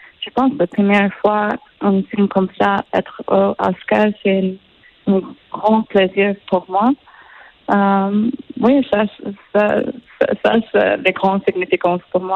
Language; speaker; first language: French; non-native, learner; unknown